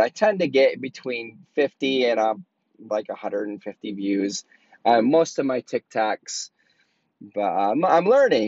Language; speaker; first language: English; native; English